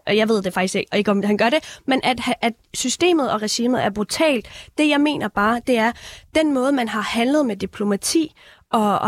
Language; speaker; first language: Danish; early bilingual, other home language; Persian